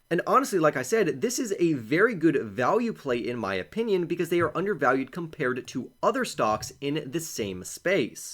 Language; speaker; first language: English; native; English